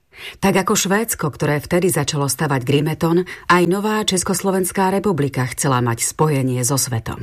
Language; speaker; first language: Slovak; native; Slovak